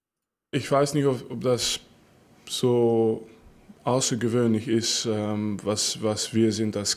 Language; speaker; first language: German; non-native, fluent; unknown